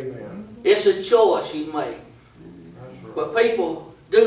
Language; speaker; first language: English; native; English